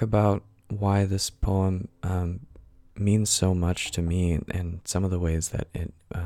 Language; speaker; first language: English; native; English